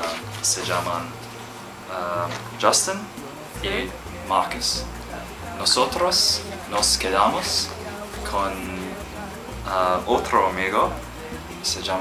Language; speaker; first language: Spanish; non-native, learner; English